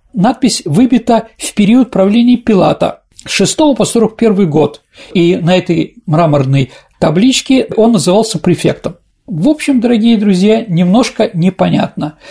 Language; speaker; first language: Russian; native; Russian